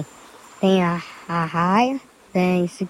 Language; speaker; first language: Portuguese; non-native, local second language; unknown